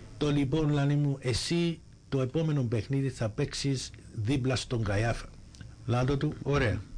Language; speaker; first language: Greek; early bilingual, heritage; Greek